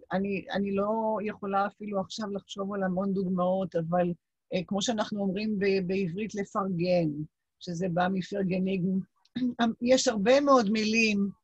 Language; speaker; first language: Hebrew; non-native, local second language; Yiddish